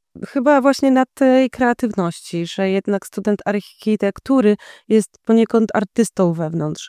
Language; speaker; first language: Polish; native; Polish